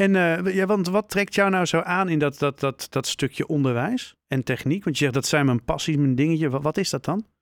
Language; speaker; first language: Dutch; native; Dutch